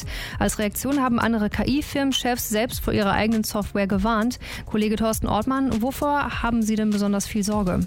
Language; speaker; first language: German; native; German